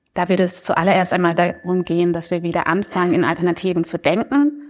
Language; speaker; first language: German; native; German